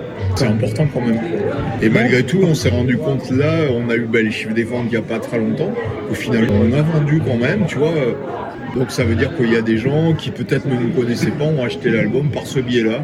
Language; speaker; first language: French; native; French